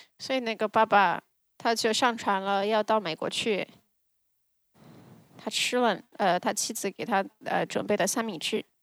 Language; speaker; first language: Chinese; early bilingual, heritage; Chinese